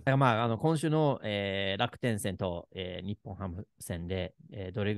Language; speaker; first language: Japanese; non-native, fluent; English